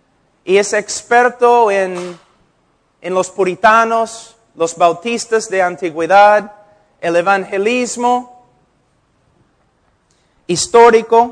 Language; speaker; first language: Spanish; non-native, fluent; English